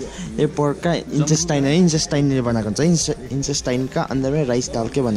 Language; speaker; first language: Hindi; non-native, local second language; Nepali